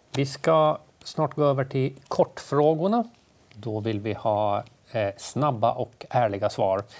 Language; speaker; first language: Swedish; native; Swedish